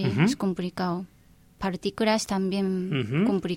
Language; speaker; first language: Spanish; non-native, fluent; Japanese